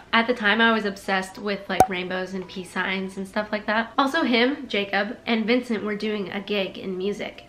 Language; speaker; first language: English; native; English